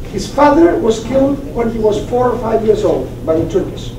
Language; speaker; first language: English; non-native, fluent; Greek